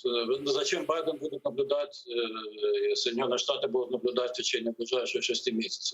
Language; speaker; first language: Russian; native; Russian